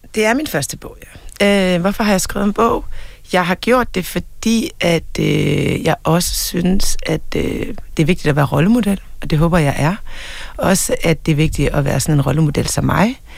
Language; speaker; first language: Danish; native; Danish